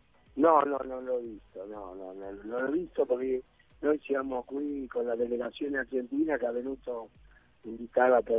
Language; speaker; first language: Italian; non-native, fluent; Spanish